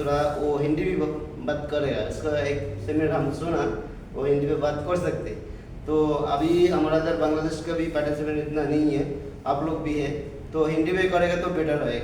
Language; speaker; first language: Hindi; non-native, learner; Bangla